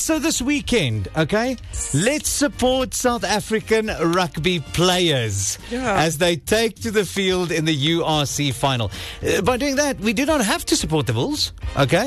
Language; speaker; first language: English; non-native, local second language; Afrikaans